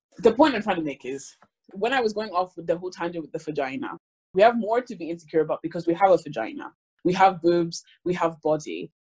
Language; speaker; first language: English; native; English